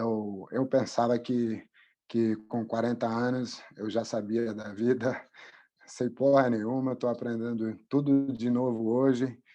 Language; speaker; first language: Portuguese; non-native, fluent; French